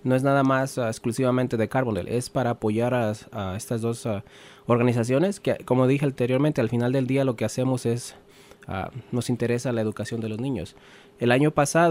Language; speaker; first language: Spanish; native; Spanish